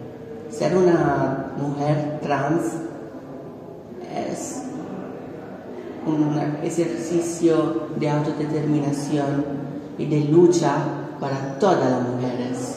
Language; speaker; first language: Spanish; non-native, fluent; Italian